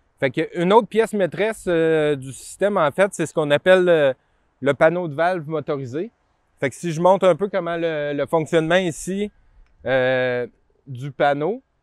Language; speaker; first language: French; native; French